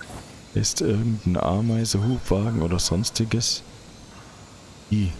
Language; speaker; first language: German; native; German